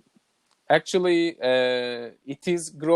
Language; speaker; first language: English; non-native, learner; Turkish